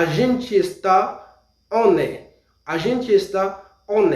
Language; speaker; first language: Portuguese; non-native, fluent; Haitian Creole